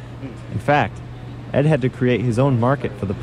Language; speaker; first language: English; native; English